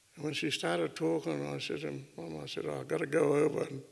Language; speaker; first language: English; native; English